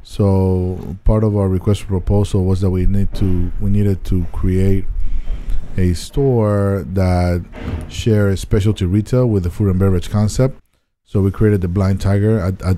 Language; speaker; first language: English; non-native, fluent; Spanish